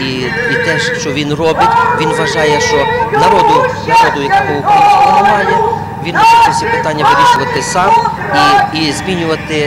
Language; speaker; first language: Ukrainian; native; Ukrainian